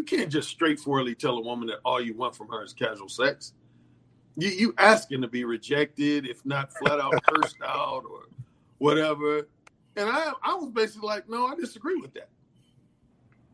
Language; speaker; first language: English; native; English